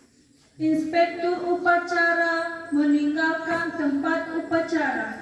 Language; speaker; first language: Indonesian; native; Indonesian